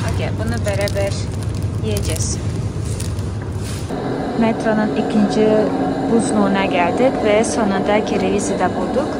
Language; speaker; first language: Turkish; non-native, fluent; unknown